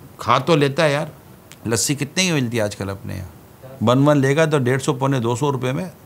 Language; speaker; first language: Urdu; native; Urdu